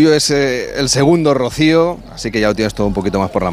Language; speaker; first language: Spanish; native; Spanish